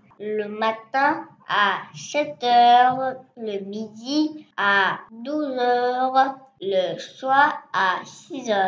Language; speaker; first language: French; non-native, learner; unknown